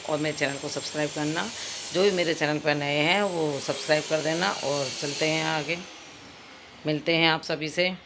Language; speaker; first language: Hindi; native; Hindi